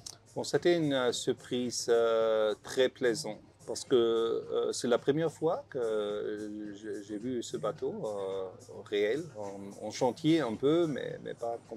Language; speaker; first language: French; non-native, learner; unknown